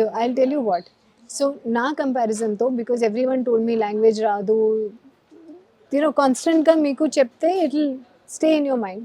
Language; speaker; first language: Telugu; non-native, learner; Hindi